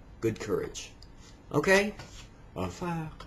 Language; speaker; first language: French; non-native, learner; English